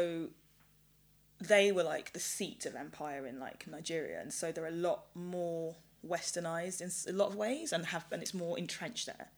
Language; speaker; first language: English; early bilingual, other home language; Yoruba